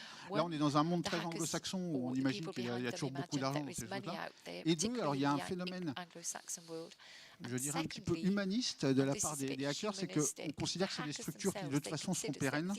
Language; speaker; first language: French; native; French